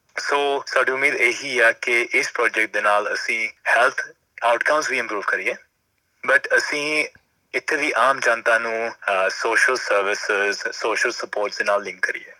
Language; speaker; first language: Punjabi; early bilingual, heritage; Punjabi